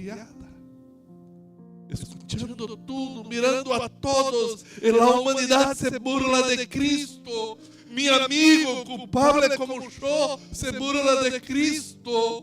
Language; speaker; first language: Spanish; non-native, fluent; Portuguese